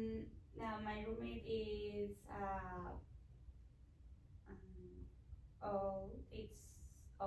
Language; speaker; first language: English; non-native, learner; Spanish